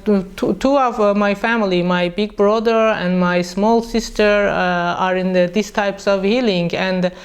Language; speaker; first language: English; non-native, learner; Persian